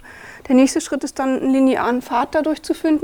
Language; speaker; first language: German; native; German